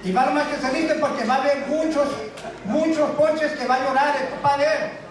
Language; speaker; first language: Spanish; early bilingual, other home language; English